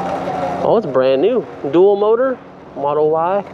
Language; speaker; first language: English; native; English